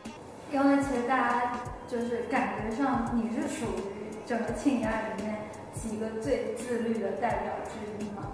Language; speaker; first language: Chinese; native; Chinese